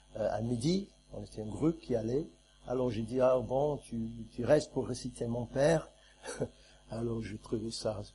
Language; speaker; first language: French; non-native, fluent; English